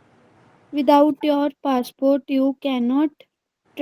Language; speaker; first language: English; non-native, local second language; Hindi